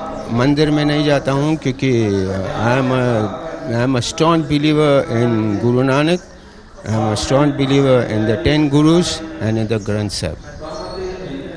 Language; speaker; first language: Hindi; non-native, local second language; Sindhi